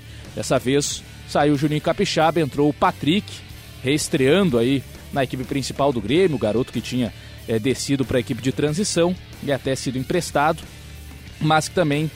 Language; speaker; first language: Portuguese; native; Portuguese